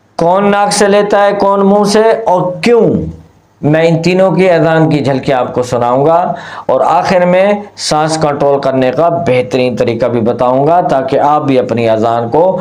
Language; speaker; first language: Urdu; non-native, local second language; Punjabi